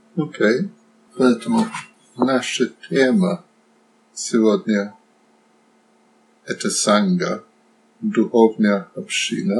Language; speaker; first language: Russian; non-native, fluent; Slovak